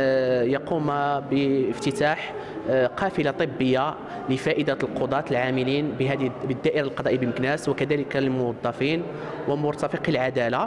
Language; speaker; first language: Arabic; native; Arabic